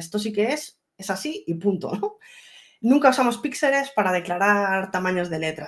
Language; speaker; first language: Spanish; native; Spanish